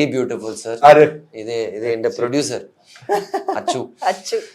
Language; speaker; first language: Malayalam; non-native, learner; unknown